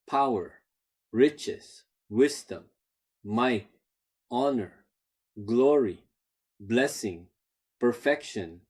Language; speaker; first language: English; non-native, local second language; Filipino